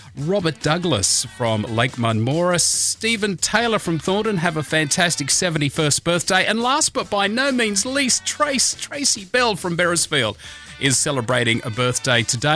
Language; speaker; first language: English; native; English